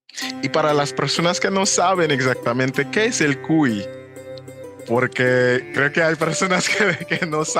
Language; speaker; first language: Spanish; non-native, fluent; English